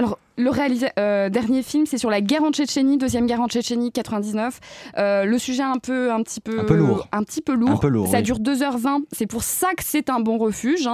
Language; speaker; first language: French; native; French